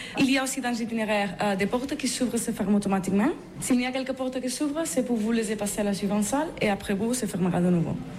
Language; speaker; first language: French; non-native, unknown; Catalan